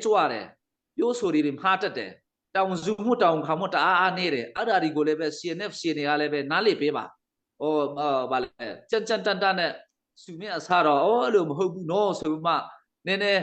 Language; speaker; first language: Burmese; non-native, local second language; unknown